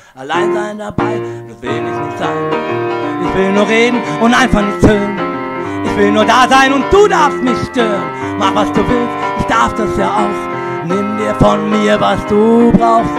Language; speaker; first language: German; native; German